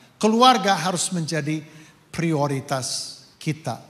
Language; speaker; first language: Indonesian; non-native, fluent; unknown